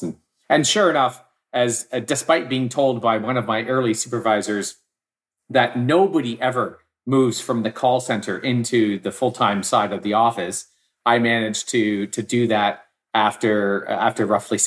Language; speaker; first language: English; native; English